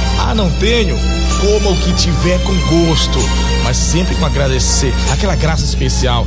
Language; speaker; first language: Portuguese; native; Portuguese